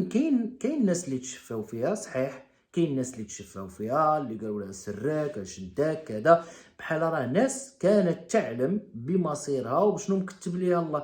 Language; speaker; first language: Arabic; native; Arabic